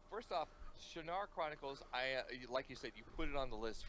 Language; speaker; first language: English; native; English